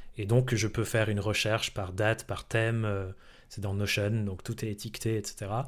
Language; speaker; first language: French; early bilingual, other home language; English